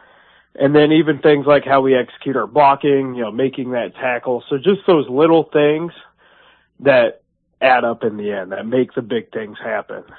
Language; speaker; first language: English; native; English